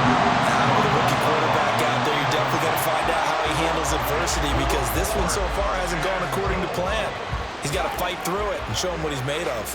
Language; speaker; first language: English; native; English